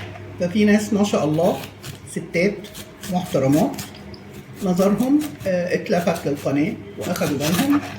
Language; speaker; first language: Arabic; native; Arabic